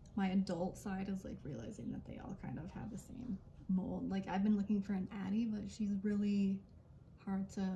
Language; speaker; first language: English; native; English